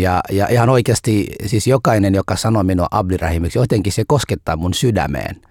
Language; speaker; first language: Finnish; non-native, fluent; Somali